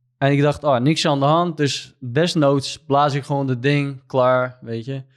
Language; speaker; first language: Dutch; non-native, fluent; Kurdish